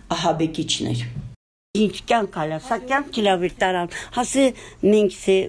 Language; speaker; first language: Armenian; native; Armenian